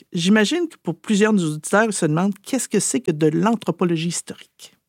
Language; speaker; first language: French; native; French